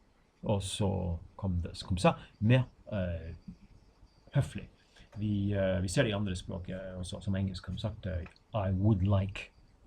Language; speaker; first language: Norwegian; non-native, fluent; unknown